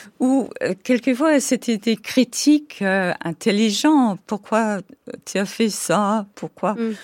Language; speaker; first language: French; non-native, fluent; English